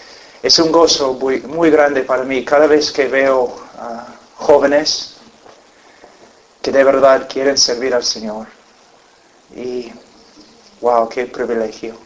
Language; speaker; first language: Spanish; non-native, fluent; English